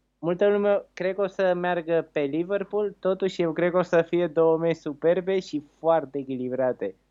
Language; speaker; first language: Romanian; native; Romanian